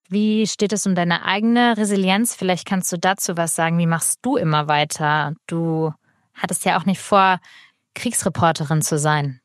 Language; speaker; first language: German; native; German